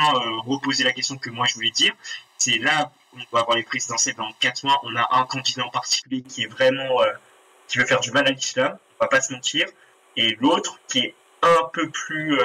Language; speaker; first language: French; native; French